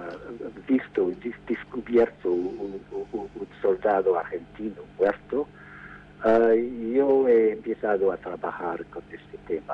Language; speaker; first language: Spanish; non-native, fluent; English